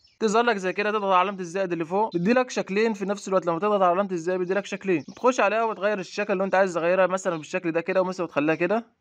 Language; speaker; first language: Arabic; native; Arabic